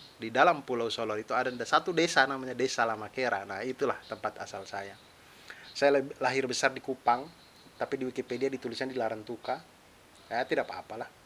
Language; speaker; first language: Indonesian; non-native, local second language; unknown